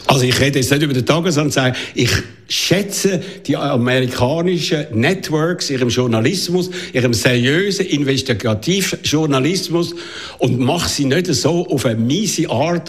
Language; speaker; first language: German; native; German